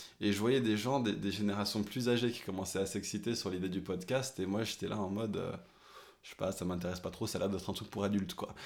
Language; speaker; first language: French; early bilingual, other home language; English